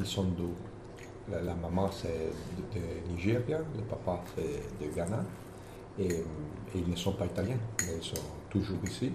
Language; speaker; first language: French; non-native, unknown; Italian